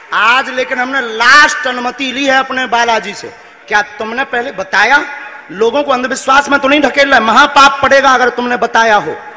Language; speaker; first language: Hindi; native; Hindi